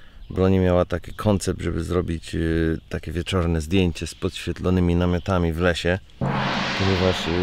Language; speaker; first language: Polish; native; Polish